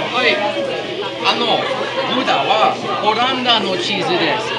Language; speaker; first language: Japanese; non-native, learner; English